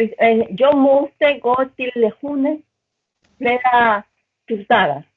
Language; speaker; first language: Swedish; non-native, learner; Spanish